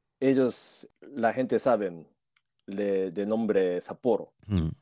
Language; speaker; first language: Spanish; non-native, learner; Japanese